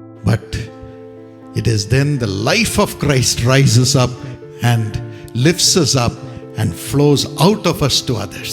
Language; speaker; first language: English; non-native, local second language; Tamil